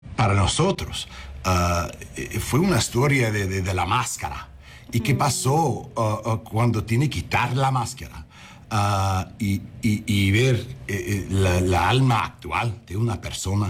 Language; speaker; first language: Spanish; early bilingual, heritage; English